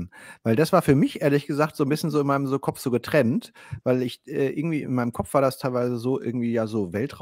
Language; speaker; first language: German; native; German